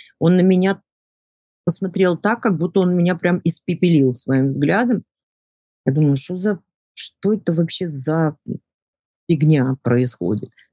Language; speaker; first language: Russian; native; Russian